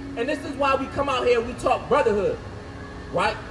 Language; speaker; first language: English; native; English